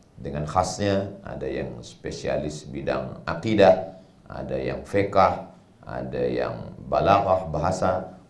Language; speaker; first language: Malay; native; Malay